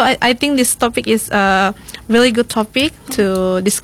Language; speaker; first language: English; non-native, learner; Indonesian